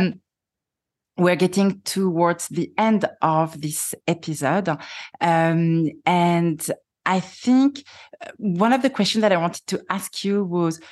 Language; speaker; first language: English; non-native, fluent; French